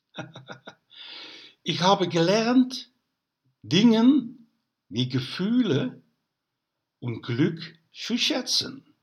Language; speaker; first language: German; non-native, learner; Dutch